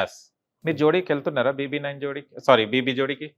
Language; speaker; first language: Telugu; native; Telugu